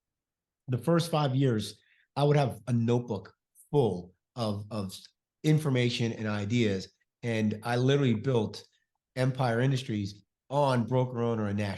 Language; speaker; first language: English; native; English